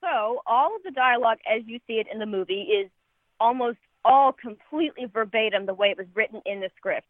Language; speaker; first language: English; native; English